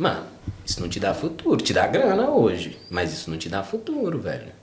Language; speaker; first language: Portuguese; native; Portuguese